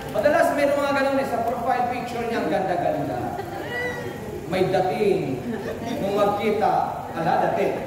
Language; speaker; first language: Filipino; native; Filipino